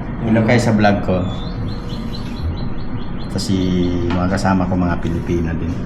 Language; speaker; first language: Filipino; non-native, local second language; Hiligaynon